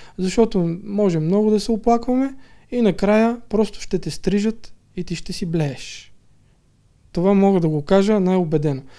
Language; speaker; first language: Bulgarian; native; Bulgarian